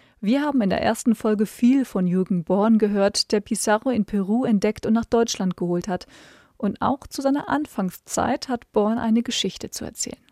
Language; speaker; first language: German; native; German